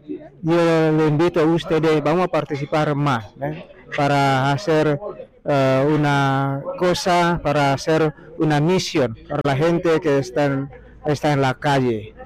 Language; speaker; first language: Spanish; non-native, learner; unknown